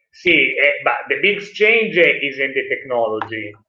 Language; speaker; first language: English; non-native, learner; Italian